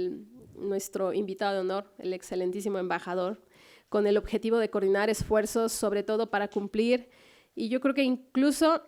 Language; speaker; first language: Spanish; native; Spanish